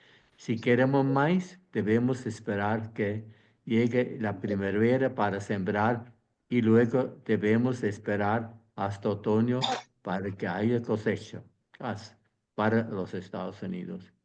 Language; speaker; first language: Spanish; non-native, fluent; Swiss German